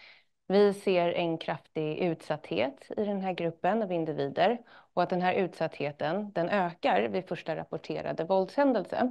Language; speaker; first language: Swedish; native; Swedish